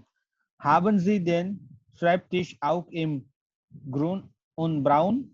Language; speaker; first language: German; non-native, learner; Gujarati